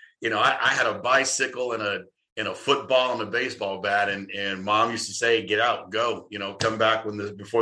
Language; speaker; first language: English; native; English